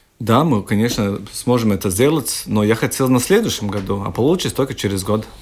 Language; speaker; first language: Russian; non-native, local second language; Latvian